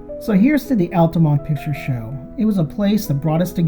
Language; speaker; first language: English; native; English